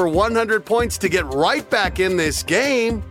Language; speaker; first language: English; native; English